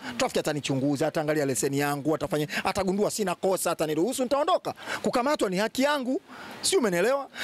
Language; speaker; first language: Swahili; native; Swahili